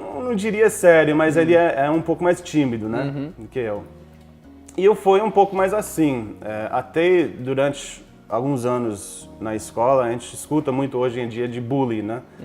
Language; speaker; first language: Portuguese; non-native, fluent; English